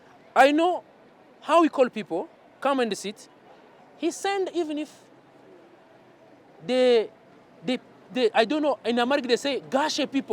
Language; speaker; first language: English; non-native, learner; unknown